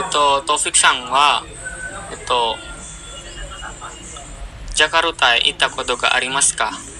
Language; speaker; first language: Japanese; non-native, learner; Indonesian